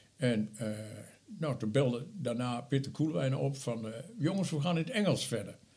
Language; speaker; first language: Dutch; native; Dutch